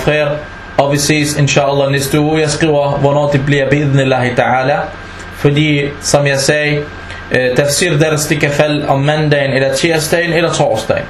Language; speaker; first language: Danish; non-native, fluent; Arabic